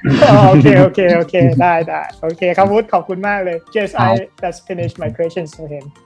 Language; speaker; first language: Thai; native; Thai